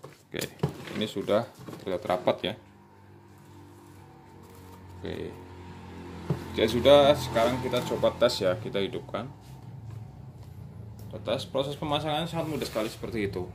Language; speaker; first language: Indonesian; native; Indonesian